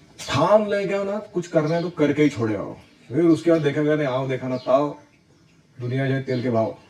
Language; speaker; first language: Hindi; non-native, local second language; Marathi